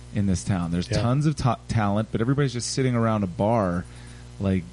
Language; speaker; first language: English; native; English